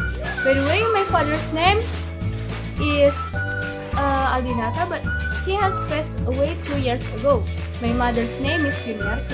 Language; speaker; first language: English; non-native, learner; Indonesian